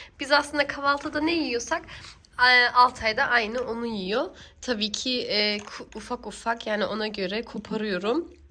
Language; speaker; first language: Turkish; early bilingual, heritage; Turkish